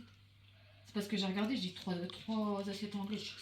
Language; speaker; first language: French; native; French